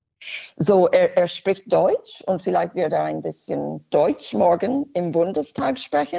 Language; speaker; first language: German; non-native, fluent; English